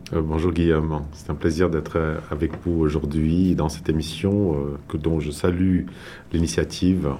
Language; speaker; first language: French; non-native, local second language; Tamil